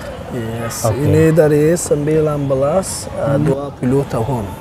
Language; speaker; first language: Indonesian; non-native, learner; Turkish